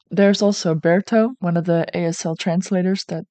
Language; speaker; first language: English; non-native, fluent; Dutch